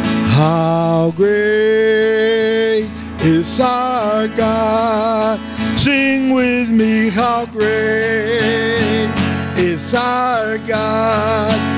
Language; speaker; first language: English; early bilingual, other home language; Spanish